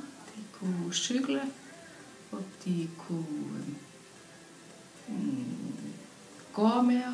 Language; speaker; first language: Danish; non-native, fluent; Icelandic